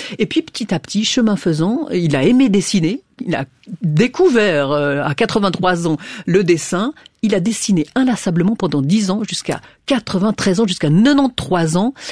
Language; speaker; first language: French; native; French